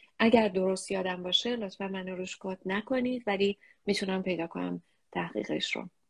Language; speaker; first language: Persian; native; Persian